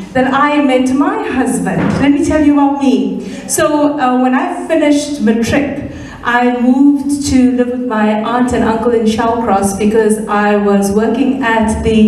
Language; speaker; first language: English; native; English